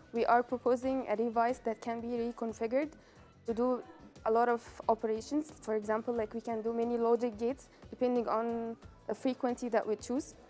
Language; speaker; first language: English; non-native, fluent; Arabic